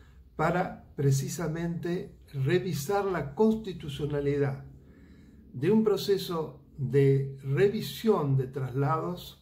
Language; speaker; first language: Spanish; native; Spanish